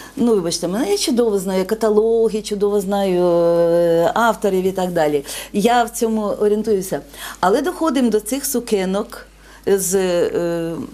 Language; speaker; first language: Ukrainian; native; Ukrainian